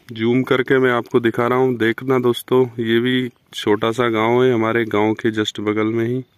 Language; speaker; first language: Hindi; native; Hindi